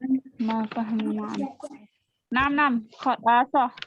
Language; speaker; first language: Arabic; non-native, learner; Indonesian